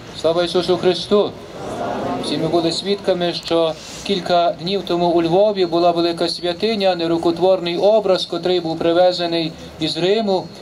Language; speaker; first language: Ukrainian; native; Ukrainian